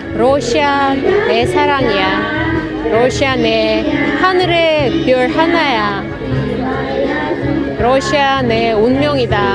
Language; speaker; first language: Korean; non-native, learner; Russian